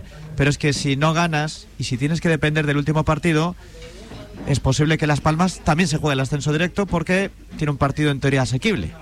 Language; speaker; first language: Spanish; native; Spanish